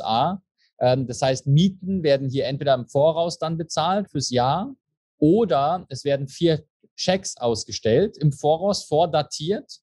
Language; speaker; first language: German; native; German